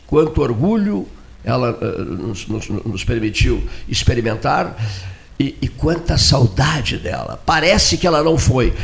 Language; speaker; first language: Portuguese; native; Portuguese